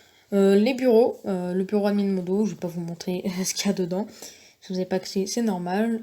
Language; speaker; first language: French; native; French